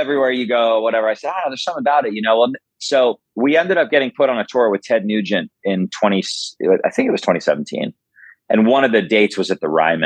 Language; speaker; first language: English; native; English